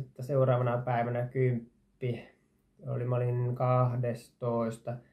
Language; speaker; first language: Finnish; native; Finnish